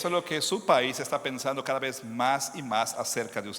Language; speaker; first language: Spanish; non-native, fluent; English